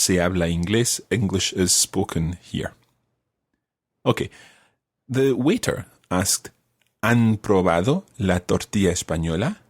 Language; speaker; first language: Spanish; non-native, fluent; English